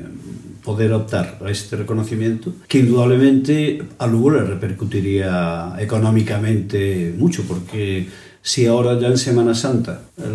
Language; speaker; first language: Spanish; native; Spanish